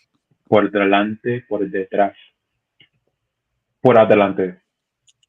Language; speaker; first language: Spanish; non-native, learner; English